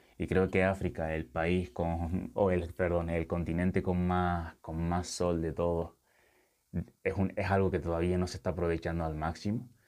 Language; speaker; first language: Spanish; early bilingual, other home language; Wolof